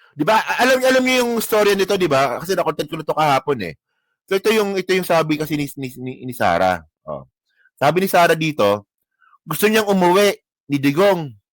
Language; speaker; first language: Filipino; non-native, local second language; Hiligaynon